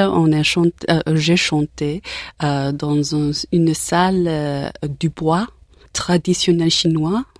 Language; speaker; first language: French; non-native, learner; English